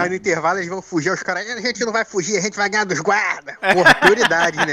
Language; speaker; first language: Portuguese; native; Portuguese